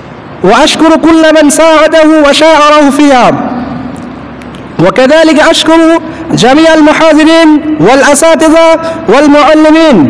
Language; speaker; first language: Arabic; non-native, fluent; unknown